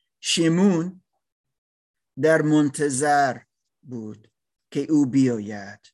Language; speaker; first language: Persian; non-native, fluent; English